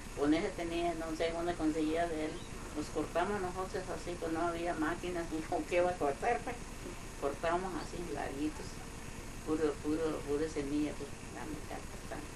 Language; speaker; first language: Spanish; non-native, local second language; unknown